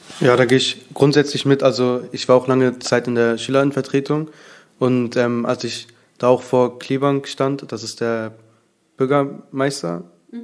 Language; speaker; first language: German; early bilingual, other home language; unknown